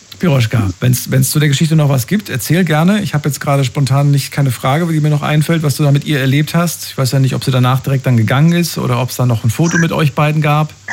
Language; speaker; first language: German; native; German